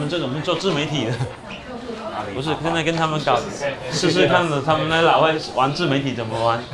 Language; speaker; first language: Chinese; native; Chinese